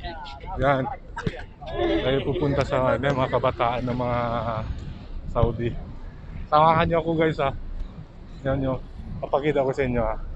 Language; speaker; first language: Filipino; non-native, local second language; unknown